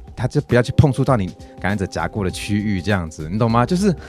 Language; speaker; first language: Chinese; non-native, local second language; Min Nan Chinese